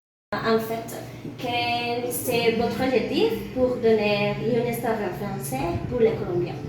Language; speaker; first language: French; non-native, learner; Spanish